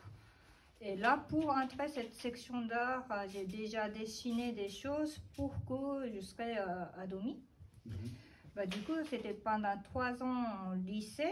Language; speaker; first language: French; non-native, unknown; Japanese